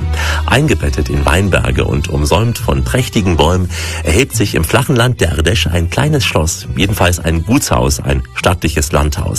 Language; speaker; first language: German; native; German